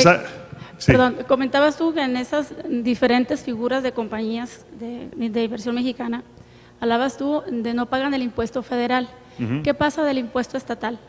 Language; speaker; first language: Spanish; native; Spanish